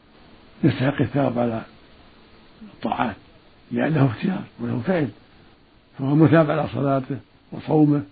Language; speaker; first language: Arabic; native; Arabic